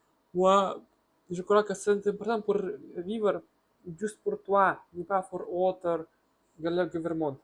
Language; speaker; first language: French; non-native, learner; Russian